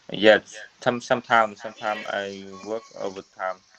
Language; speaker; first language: English; non-native, learner; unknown